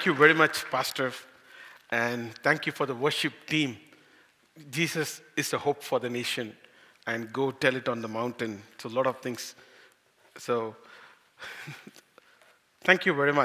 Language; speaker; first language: English; non-native, local second language; Tamil